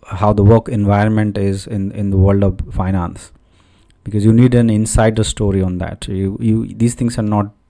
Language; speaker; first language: English; non-native, local second language; Odia